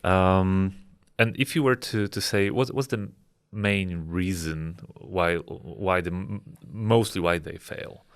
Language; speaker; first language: English; non-native, fluent; Polish